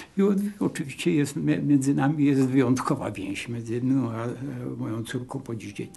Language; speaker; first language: Polish; non-native, local second language; Kashubian